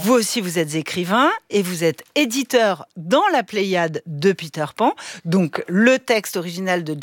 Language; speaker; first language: French; native; French